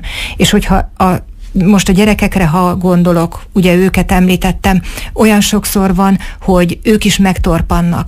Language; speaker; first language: Hungarian; native; Hungarian